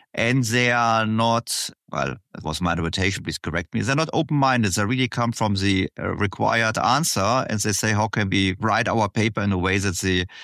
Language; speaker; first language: English; non-native, fluent; German